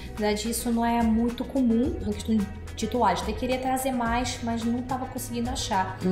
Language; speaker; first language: Portuguese; non-native, fluent; Russian